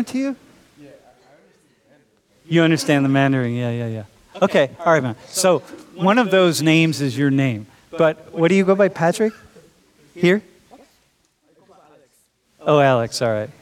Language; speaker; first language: English; native; English